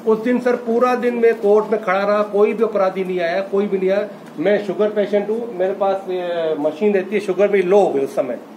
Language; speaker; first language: Hindi; native; Hindi